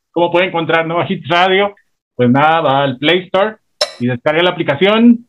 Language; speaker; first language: Spanish; native; Spanish